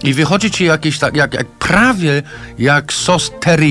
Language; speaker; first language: Polish; non-native, learner; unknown